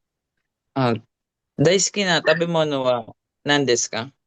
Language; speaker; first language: Japanese; non-native, learner; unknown